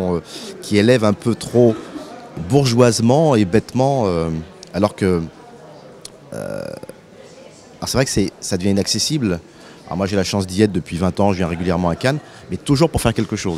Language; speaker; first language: French; native; French